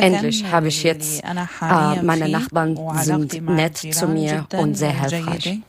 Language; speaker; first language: German; non-native, learner; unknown